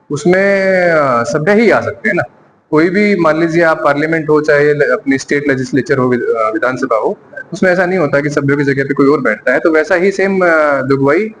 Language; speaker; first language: Hindi; non-native, local second language; Gujarati